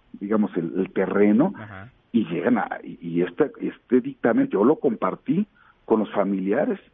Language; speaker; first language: Spanish; native; Spanish